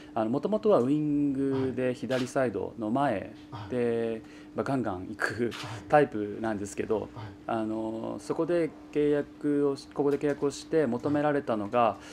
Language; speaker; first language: Japanese; native; Japanese